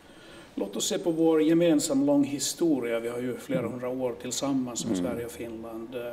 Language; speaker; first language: Swedish; non-native, local second language; Finnish